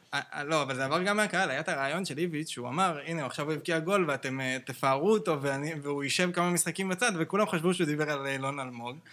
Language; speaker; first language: Hebrew; native; Hebrew